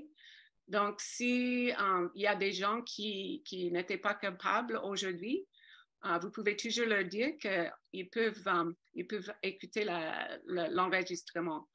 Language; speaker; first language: French; non-native, fluent; English